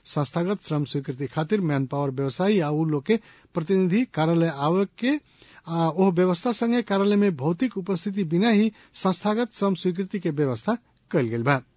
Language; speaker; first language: Bhojpuri; non-native, local second language; Nepali